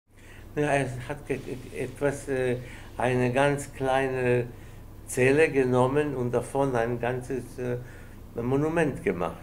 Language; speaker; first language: German; non-native, fluent; Spanish